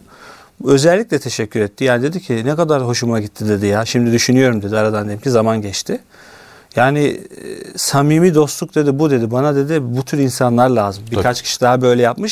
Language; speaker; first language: Turkish; native; Turkish